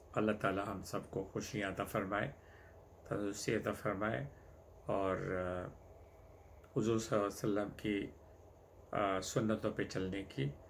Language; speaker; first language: Hindi; native; Hindi